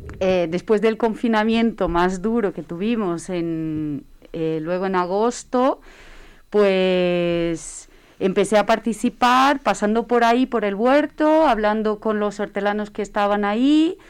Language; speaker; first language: Spanish; non-native, fluent; Portuguese